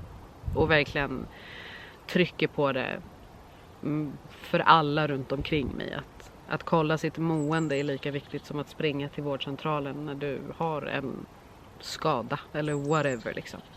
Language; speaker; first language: Swedish; native; Swedish